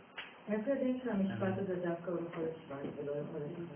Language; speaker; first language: Hebrew; native; Hebrew